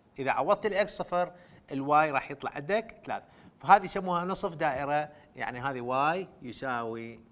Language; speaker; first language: Arabic; non-native, local second language; Central Kurdish